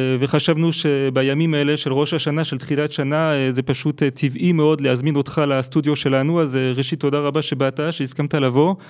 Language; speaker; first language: Hebrew; non-native, fluent; French